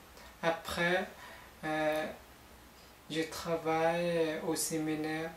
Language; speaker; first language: French; non-native, learner; Vietnamese